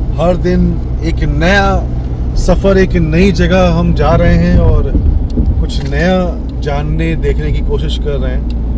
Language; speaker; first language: Hindi; native; Hindi